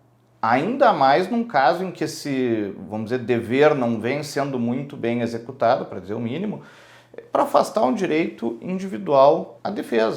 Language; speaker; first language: Portuguese; native; Portuguese